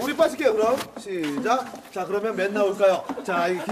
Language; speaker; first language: Korean; native; Korean